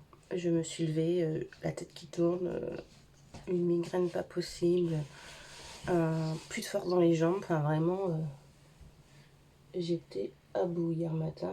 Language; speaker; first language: French; native; French